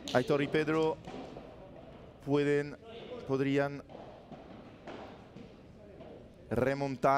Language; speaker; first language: Spanish; non-native, learner; French